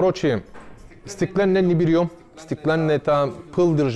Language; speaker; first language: Russian; non-native, learner; Turkish